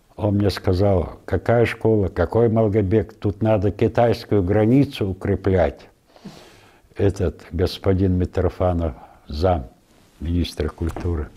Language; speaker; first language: Russian; non-native, local second language; Ingush